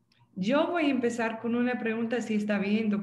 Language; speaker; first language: Spanish; non-native, fluent; English